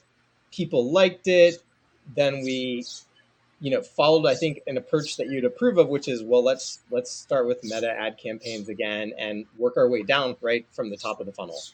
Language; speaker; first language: English; native; English